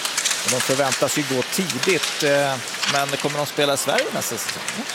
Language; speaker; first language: Swedish; native; Swedish